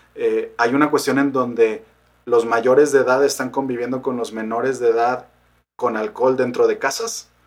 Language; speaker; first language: Spanish; native; Spanish